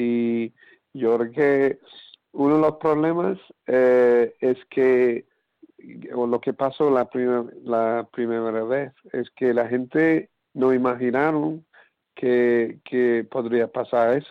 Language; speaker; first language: Spanish; non-native, fluent; English